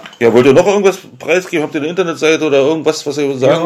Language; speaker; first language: German; native; German